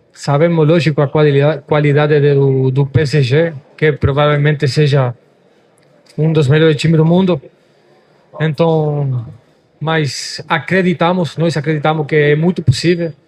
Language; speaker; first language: Portuguese; non-native, fluent; Spanish